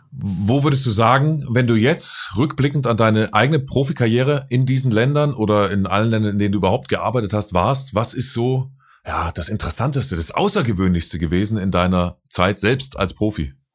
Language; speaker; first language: German; native; German